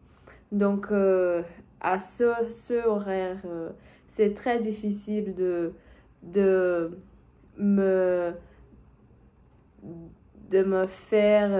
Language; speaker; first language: French; non-native, learner; Portuguese